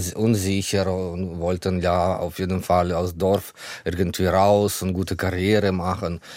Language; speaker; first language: German; non-native, fluent; Ukrainian